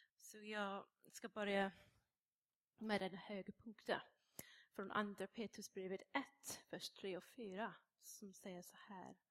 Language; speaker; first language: Swedish; non-native, fluent; English